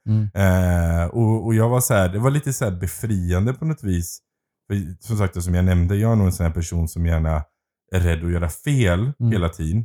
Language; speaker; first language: Swedish; native; Swedish